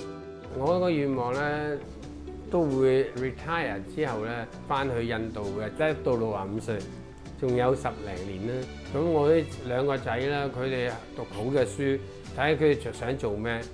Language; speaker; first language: Cantonese; early bilingual, other home language; Punjabi